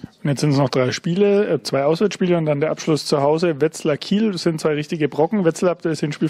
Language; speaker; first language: German; native; German